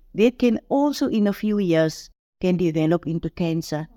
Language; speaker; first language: English; non-native, local second language; Afrikaans